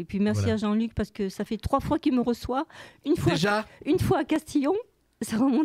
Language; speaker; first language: French; native; French